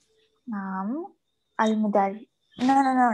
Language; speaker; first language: Arabic; non-native, learner; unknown